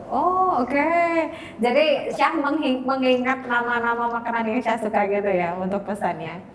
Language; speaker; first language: Indonesian; non-native, local second language; Javanese